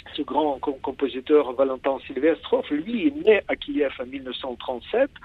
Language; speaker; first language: French; non-native, fluent; Ukrainian